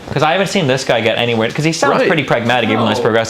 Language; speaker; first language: English; native; English